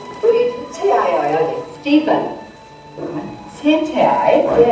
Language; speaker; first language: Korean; non-native, learner; English